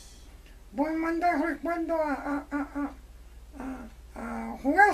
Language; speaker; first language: Spanish; early bilingual, heritage; Spanish